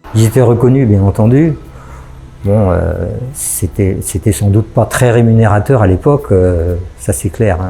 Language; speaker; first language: French; native; French